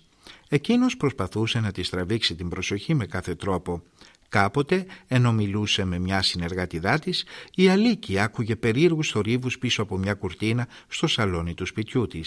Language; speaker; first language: Greek; native; Greek